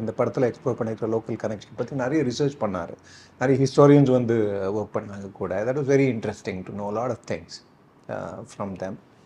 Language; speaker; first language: Tamil; non-native, local second language; Kannada